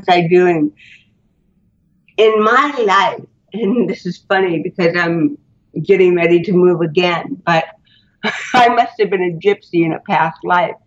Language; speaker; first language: English; native; English